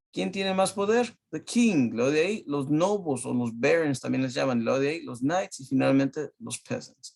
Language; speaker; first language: Spanish; early bilingual, heritage; Spanish